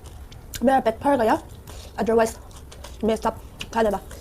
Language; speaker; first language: Hindi; non-native, local second language; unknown